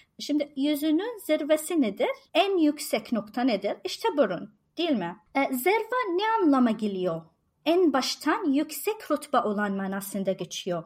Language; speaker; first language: Turkish; non-native, fluent; Arabic